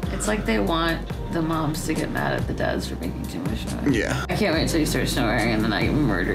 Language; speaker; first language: English; native; English